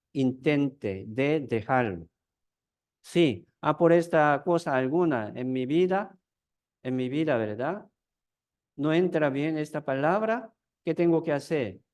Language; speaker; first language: Spanish; non-native, fluent; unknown